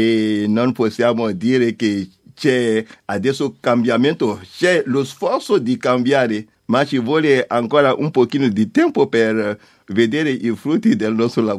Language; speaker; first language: Italian; non-native, learner; French